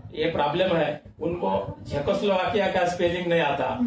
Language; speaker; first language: Hindi; non-native, local second language; Marathi